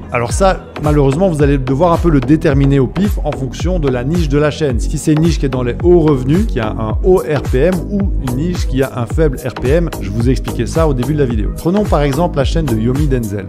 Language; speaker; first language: French; native; French